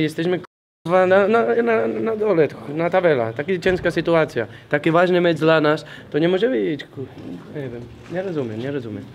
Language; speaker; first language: Polish; non-native, learner; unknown